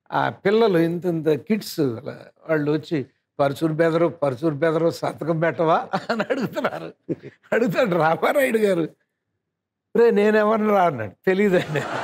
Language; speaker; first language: Telugu; native; Telugu